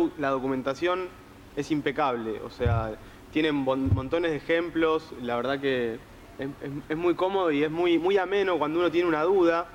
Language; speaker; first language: Spanish; native; Spanish